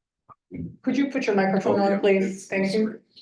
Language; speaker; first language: English; native; English